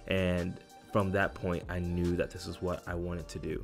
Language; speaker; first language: English; native; English